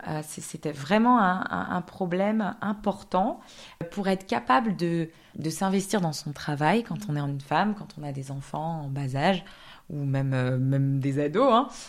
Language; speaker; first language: French; native; French